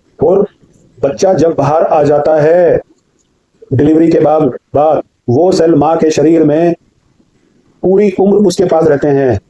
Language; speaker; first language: Hindi; native; Hindi